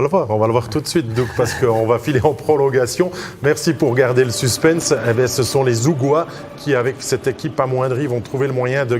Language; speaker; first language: French; native; French